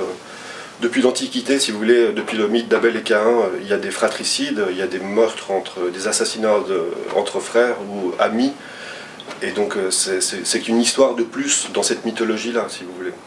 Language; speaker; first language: French; native; French